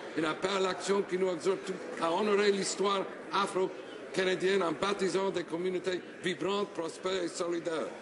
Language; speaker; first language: French; non-native, local second language; English